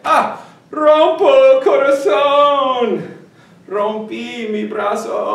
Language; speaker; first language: Spanish; non-native, fluent; English